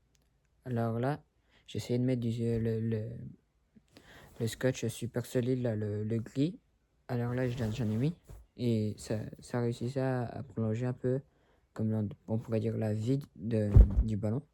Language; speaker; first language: French; early bilingual, other home language; Spanish